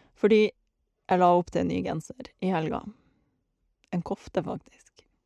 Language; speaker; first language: Norwegian; native; Norwegian